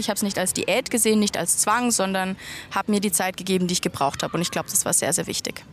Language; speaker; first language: German; native; German